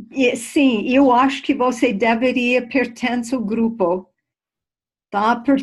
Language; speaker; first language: Portuguese; non-native, fluent; English